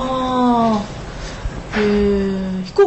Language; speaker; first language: Japanese; non-native, learner; Chinese